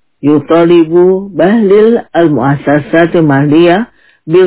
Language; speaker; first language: Arabic; non-native, fluent; Indonesian